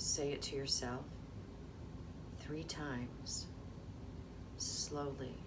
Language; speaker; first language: English; native; English